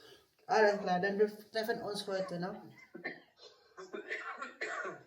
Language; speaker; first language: German; non-native, learner; Filipino